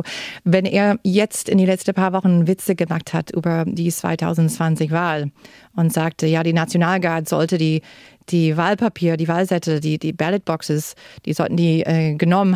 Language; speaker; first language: German; non-native, fluent; English